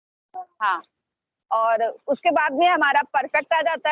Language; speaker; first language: Hindi; native; Hindi